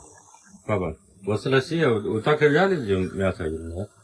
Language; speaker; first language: Russian; non-native, learner; Chinese